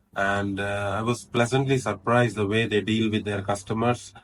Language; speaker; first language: English; non-native, local second language; Malayalam